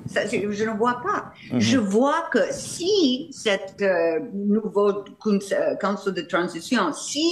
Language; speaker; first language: French; non-native, fluent; English